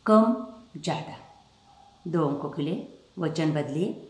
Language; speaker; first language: Hindi; non-native, local second language; Marathi